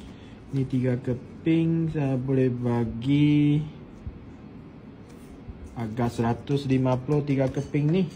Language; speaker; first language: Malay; non-native, local second language; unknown